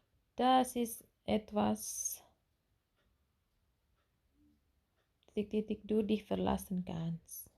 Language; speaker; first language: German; non-native, learner; Indonesian